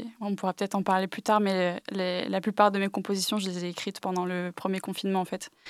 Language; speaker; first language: French; early bilingual, other home language; English